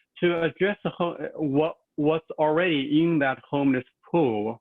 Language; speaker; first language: English; non-native, fluent; Chinese